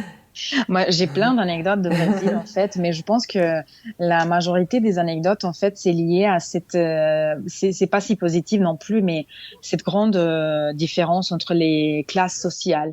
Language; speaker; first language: French; non-native, fluent; Serbian